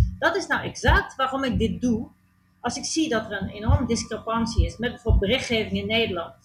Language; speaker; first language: Dutch; native; Dutch